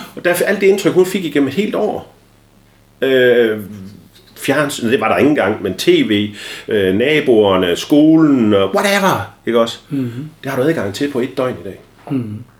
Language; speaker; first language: Danish; native; Danish